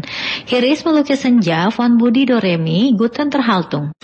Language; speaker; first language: German; non-native, fluent; Indonesian